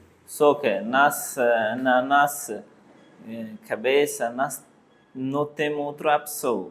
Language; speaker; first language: Portuguese; non-native, learner; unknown